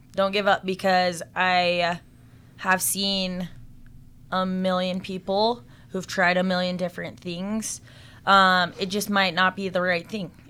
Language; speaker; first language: English; native; English